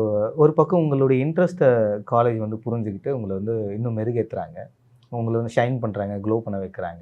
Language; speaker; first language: Tamil; native; Tamil